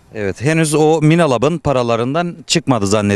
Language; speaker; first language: Turkish; native; Turkish